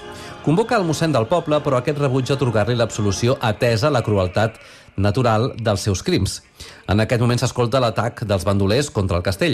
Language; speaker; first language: Catalan; native; Catalan